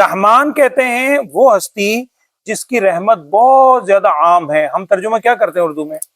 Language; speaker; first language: Urdu; native; Urdu